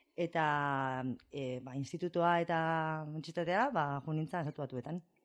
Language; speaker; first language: Basque; non-native, fluent; English